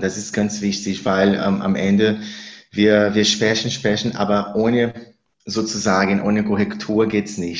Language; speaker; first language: German; non-native, fluent; Spanish